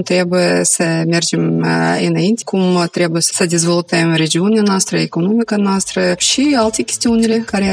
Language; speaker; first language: Romanian; non-native, local second language; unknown